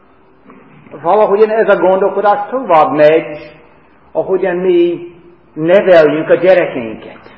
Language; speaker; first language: Hungarian; non-native, fluent; English